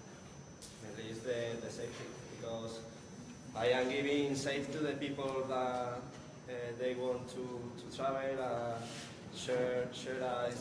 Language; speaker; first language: English; non-native, learner; Spanish